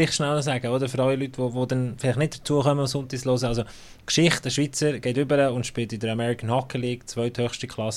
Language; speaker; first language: German; native; German